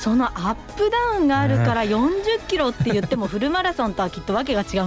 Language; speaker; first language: Japanese; native; Japanese